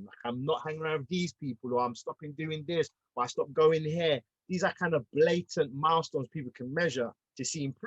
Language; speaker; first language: English; native; English